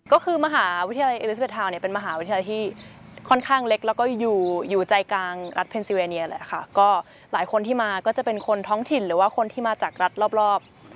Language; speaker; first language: Thai; native; Thai